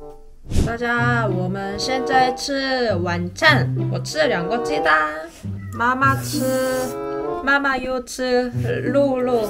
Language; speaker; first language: Chinese; non-native, fluent; Korean